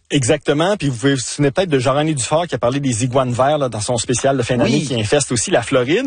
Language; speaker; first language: French; native; French